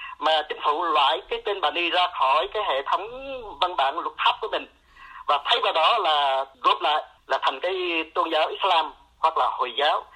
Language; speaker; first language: Vietnamese; non-native, local second language; Eastern Cham